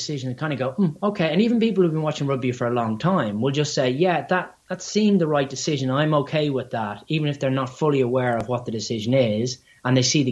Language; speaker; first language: English; native; English